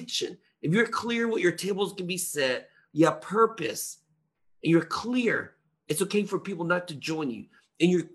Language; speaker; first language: English; native; English